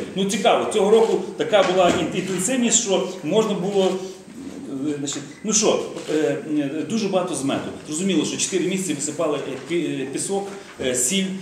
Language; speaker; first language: Ukrainian; native; Ukrainian